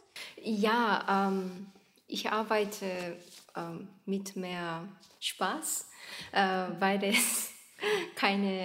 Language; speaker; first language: German; non-native, learner; Japanese